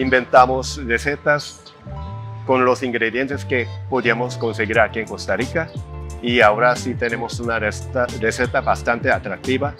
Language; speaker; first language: Spanish; non-native, fluent; Korean